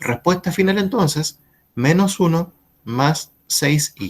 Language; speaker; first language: Spanish; native; Spanish